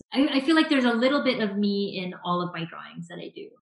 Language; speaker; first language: English; native; English